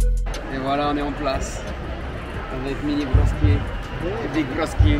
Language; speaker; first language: French; native; French